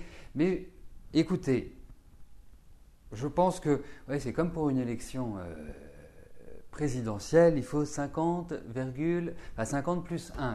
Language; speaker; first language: French; native; French